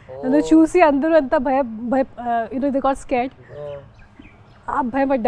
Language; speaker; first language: Telugu; non-native, fluent; Hindi